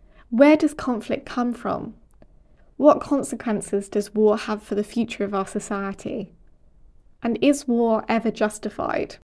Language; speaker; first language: English; native; English